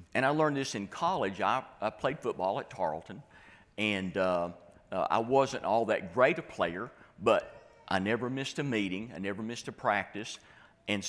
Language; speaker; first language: English; native; English